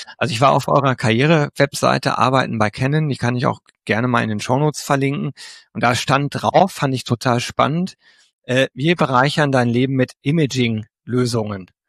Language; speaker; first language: German; native; German